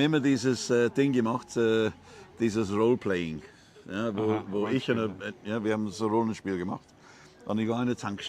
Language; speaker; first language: German; non-native, learner; English